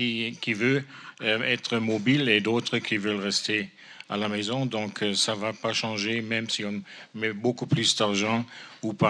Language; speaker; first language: French; non-native, fluent; German